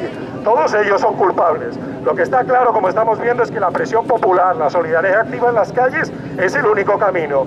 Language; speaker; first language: Spanish; native; Spanish